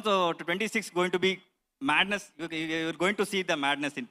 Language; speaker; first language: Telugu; non-native, learner; Kannada